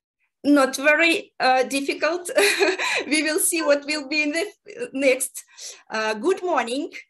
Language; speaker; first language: English; non-native, fluent; Russian